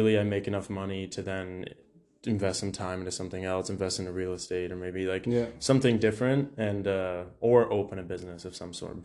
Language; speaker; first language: English; native; English